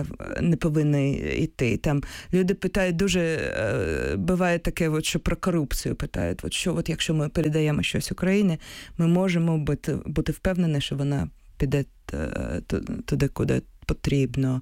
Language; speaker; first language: Ukrainian; early bilingual, heritage; Ukrainian